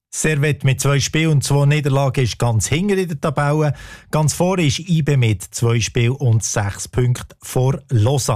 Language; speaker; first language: German; native; German